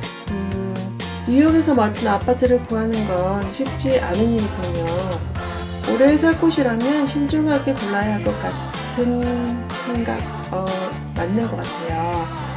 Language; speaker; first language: Korean; native; Korean